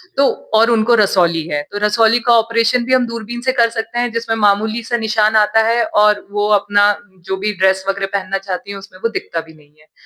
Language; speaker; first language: Hindi; native; Hindi